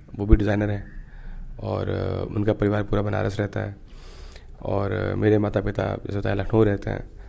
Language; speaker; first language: Hindi; native; Hindi